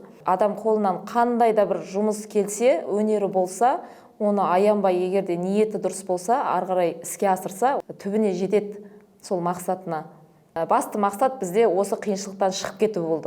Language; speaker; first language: Kazakh; native; Kazakh